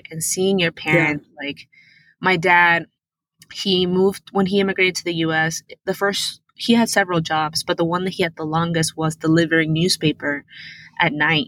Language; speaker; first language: English; early bilingual, other home language; Spanish